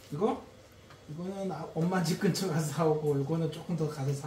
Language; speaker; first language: Korean; native; Korean